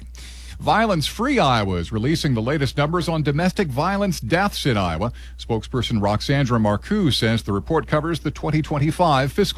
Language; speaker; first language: English; native; English